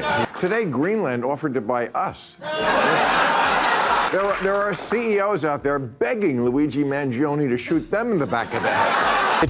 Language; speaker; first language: English; native; English